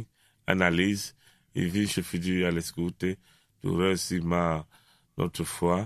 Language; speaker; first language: German; non-native, learner; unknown